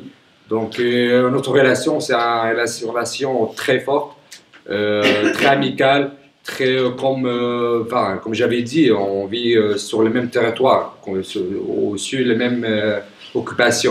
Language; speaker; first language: French; non-native, fluent; Arabic